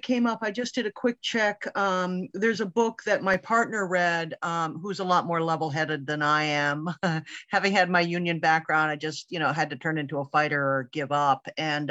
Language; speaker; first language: English; native; English